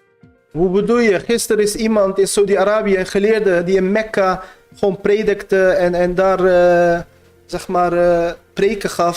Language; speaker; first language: Dutch; early bilingual, other home language; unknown